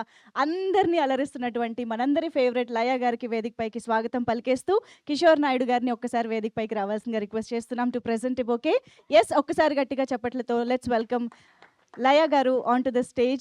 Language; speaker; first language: Telugu; native; Telugu